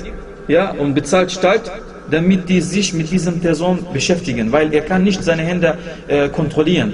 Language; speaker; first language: German; non-native, fluent; Arabic